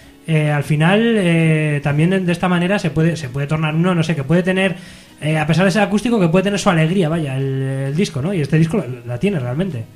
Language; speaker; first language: Spanish; native; Spanish